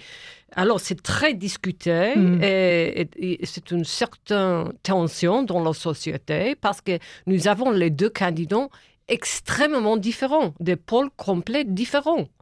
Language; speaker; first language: French; non-native, fluent; English